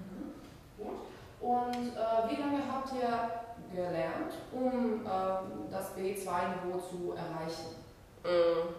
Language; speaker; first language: German; non-native, fluent; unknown